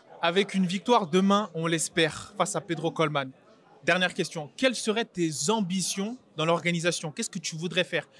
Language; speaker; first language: French; native; French